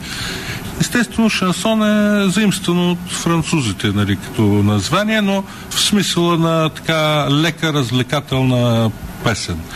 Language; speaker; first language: Bulgarian; native; Bulgarian